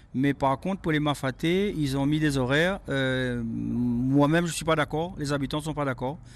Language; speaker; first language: French; non-native, local second language; Réunion Creole French